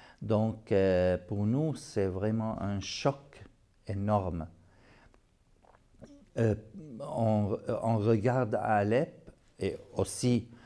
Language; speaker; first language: French; non-native, fluent; Arabic